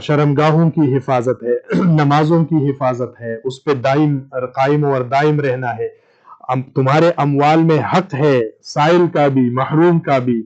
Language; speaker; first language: Urdu; native; Urdu